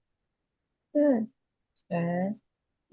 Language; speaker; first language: Chinese; non-native, learner; Indonesian